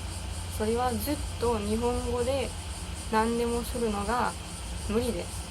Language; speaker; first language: Japanese; non-native, learner; German